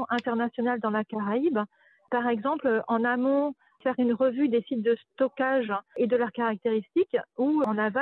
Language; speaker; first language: French; native; French